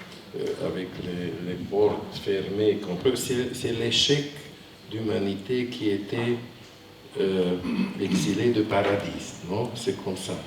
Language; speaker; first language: French; non-native, fluent; Hungarian